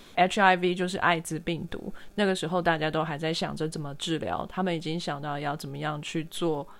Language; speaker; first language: Chinese; native; Chinese